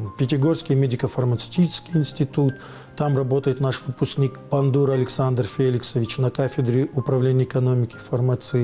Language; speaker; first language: Russian; native; Russian